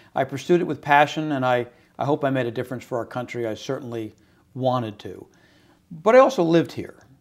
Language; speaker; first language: English; native; English